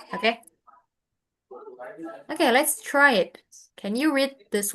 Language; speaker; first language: English; non-native, fluent; Indonesian